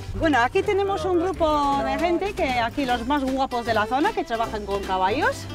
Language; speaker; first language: Spanish; non-native, fluent; English